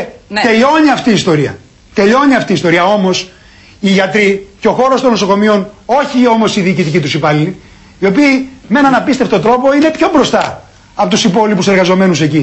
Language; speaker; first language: Greek; native; Greek